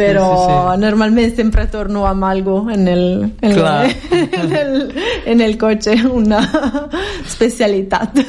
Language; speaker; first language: Catalan; non-native, fluent; Italian